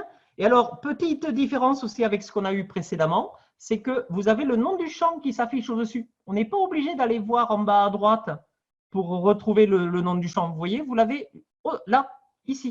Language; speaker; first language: French; native; French